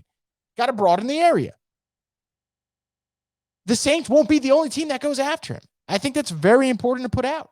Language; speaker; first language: English; native; English